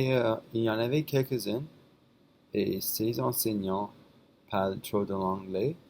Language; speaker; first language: French; non-native, fluent; English